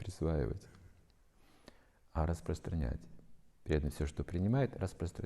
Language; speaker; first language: Russian; native; Russian